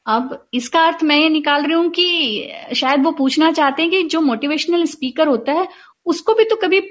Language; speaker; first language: Hindi; non-native, local second language; Bhojpuri